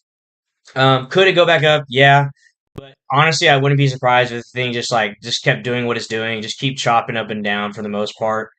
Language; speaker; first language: English; native; English